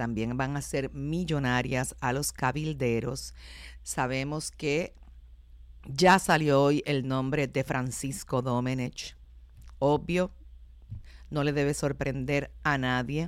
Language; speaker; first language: Spanish; native; Spanish